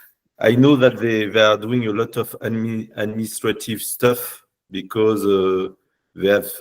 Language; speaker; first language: English; non-native, learner; French